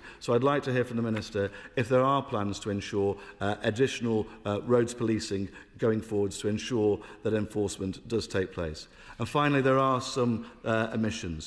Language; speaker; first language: English; native; English